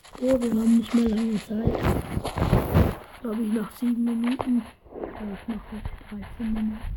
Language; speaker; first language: German; early bilingual, other home language; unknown